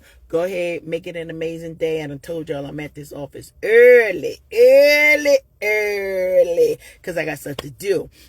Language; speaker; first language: English; native; English